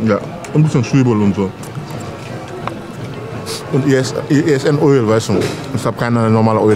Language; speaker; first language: German; non-native, fluent; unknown